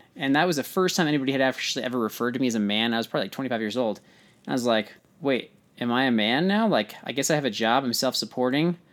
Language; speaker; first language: English; native; English